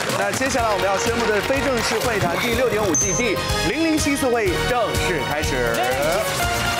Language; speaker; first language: Chinese; native; Chinese